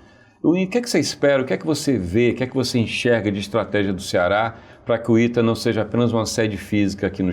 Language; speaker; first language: Portuguese; native; Portuguese